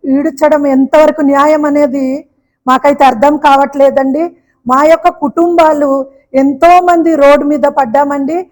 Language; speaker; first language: Telugu; native; Telugu